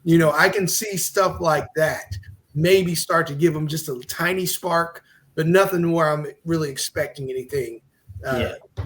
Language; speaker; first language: English; native; English